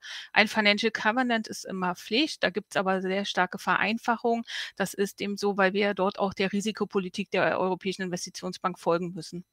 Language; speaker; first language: German; native; German